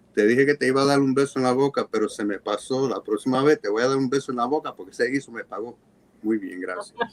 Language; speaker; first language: Spanish; early bilingual, heritage; Spanish